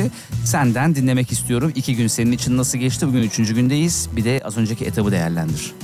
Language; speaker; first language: Turkish; native; Turkish